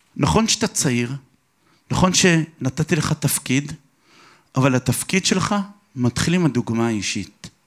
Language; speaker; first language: Hebrew; early bilingual, other home language; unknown